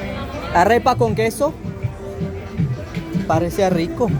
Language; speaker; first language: Spanish; non-native, learner; French